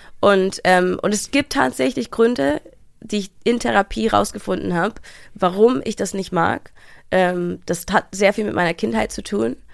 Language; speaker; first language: German; early bilingual, heritage; English